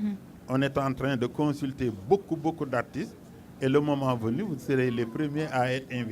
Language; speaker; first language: French; non-native, local second language; Wolof